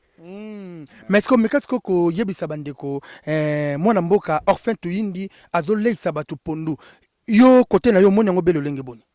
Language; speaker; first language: Lingala; native; Lingala